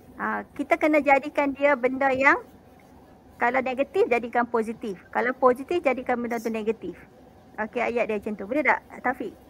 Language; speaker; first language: Malay; native; Malay